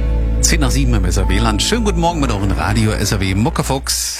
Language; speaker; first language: German; native; German